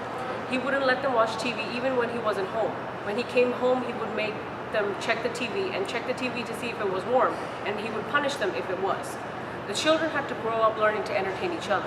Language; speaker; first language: English; non-native, local second language; Bangla